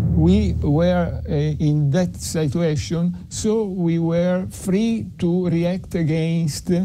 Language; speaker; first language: English; non-native, fluent; Italian